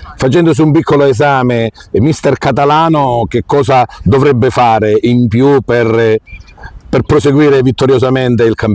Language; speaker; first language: Italian; native; Italian